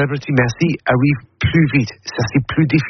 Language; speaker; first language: French; non-native, learner; English